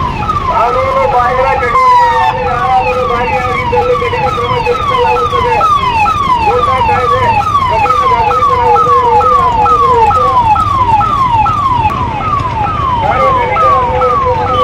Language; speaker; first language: Kannada; native; Kannada